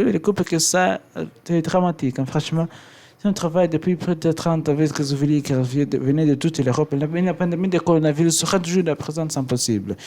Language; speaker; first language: French; non-native, learner; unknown